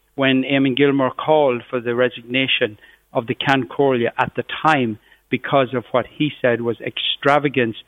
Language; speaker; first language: English; native; English